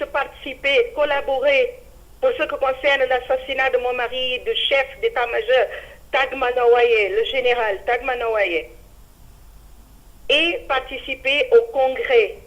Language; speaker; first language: French; non-native, fluent; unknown